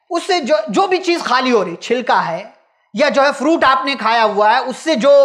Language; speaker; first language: Hindi; native; Hindi